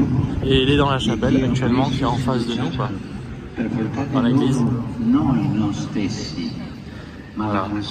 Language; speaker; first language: French; native; French